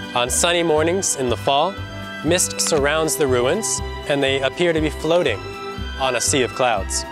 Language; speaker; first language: English; native; English